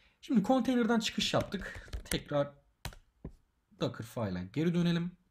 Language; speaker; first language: Turkish; native; Turkish